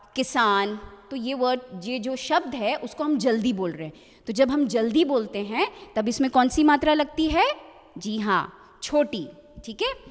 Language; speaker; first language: Hindi; native; Hindi